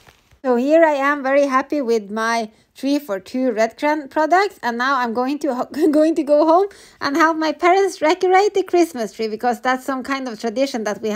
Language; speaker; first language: English; non-native, fluent; Norwegian